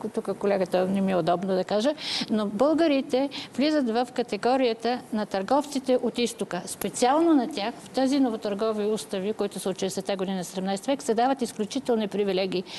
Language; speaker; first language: Bulgarian; native; Bulgarian